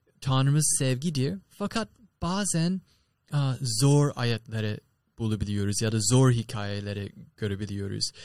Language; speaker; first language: Turkish; non-native, learner; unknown